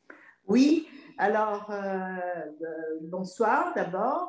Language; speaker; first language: French; non-native, fluent; Italian